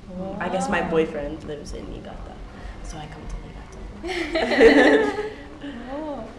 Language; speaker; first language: English; native; English